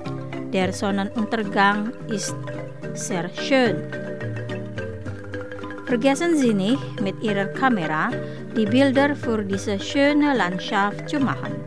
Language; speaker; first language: German; non-native, fluent; Indonesian